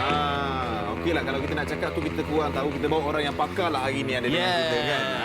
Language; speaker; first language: Malay; native; Malay